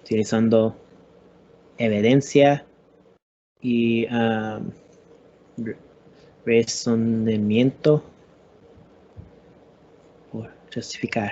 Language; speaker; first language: Spanish; non-native, learner; English